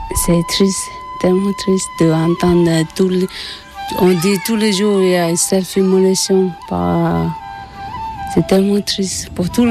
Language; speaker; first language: French; non-native, learner; Tibetan